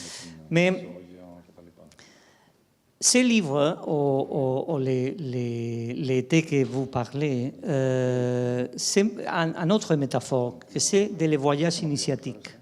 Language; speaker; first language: French; non-native, fluent; Spanish